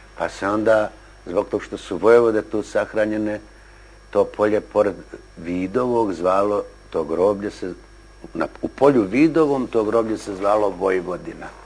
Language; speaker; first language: Bosnian; native; Bosnian